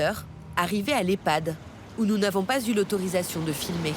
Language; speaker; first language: French; native; French